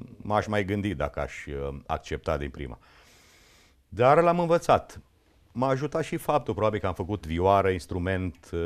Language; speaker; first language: Romanian; native; Romanian